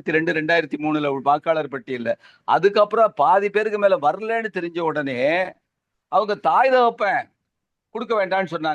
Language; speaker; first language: Tamil; native; Tamil